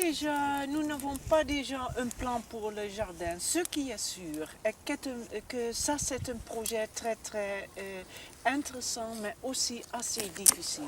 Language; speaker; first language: French; non-native, learner; Dutch